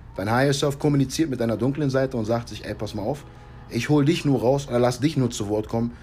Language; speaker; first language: German; early bilingual, heritage; English